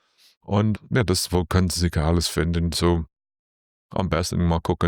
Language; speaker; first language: German; non-native, learner; English